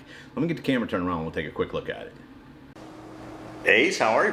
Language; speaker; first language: English; native; English